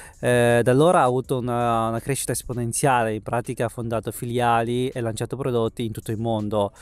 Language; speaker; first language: Italian; early bilingual, other home language; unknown